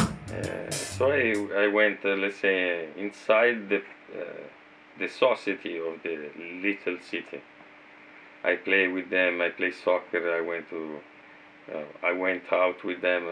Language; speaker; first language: English; non-native, fluent; Italian